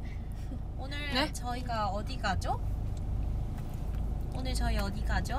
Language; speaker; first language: Korean; non-native, fluent; Vietnamese